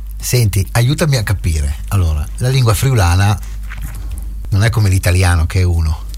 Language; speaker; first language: Italian; native; Italian